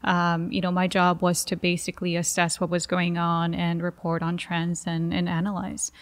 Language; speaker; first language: English; early bilingual, other home language; Spanish